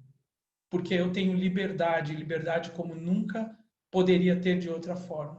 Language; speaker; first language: Portuguese; native; Portuguese